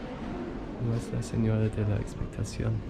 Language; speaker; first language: Spanish; non-native, learner; English